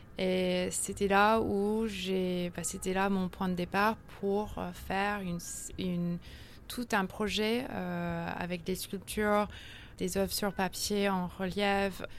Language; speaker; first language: French; early bilingual, heritage; French